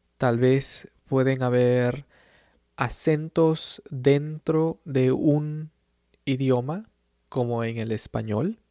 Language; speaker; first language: Spanish; native; Spanish